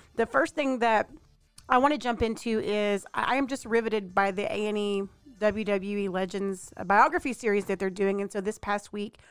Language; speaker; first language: English; native; English